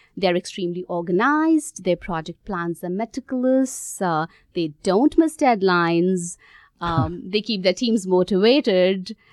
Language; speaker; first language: English; non-native, local second language; Hindi